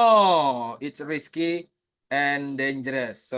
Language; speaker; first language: English; non-native, fluent; Indonesian